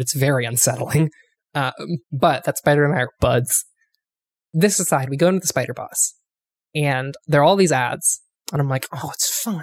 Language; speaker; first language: English; native; English